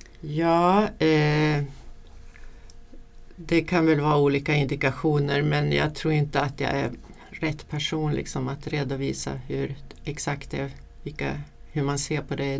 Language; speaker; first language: Swedish; native; Swedish